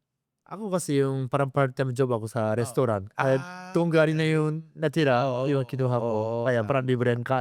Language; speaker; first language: Filipino; non-native, learner; Japanese